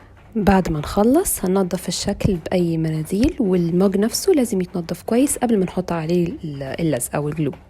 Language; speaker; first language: Arabic; native; Arabic